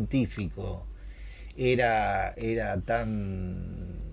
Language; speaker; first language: Spanish; native; Spanish